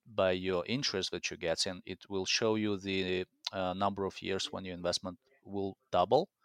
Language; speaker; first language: English; non-native, fluent; Russian